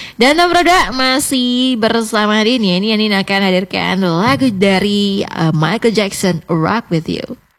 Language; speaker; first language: Indonesian; native; Indonesian